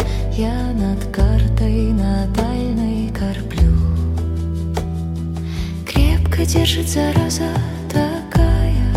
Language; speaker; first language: Russian; native; Russian